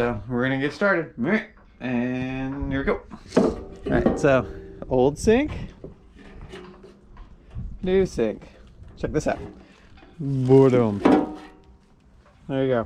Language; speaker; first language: English; native; English